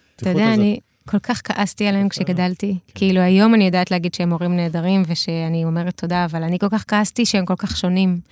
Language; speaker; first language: Hebrew; early bilingual, other home language; Russian